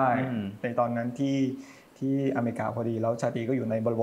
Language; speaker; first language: Thai; native; Thai